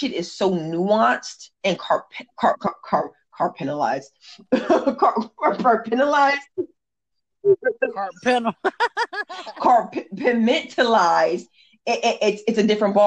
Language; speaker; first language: English; native; English